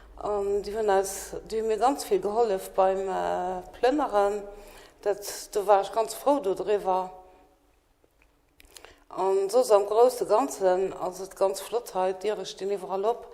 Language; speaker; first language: German; non-native, local second language; Luxembourgish